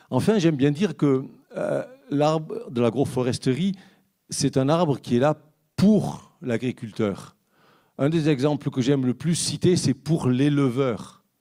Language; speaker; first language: French; native; French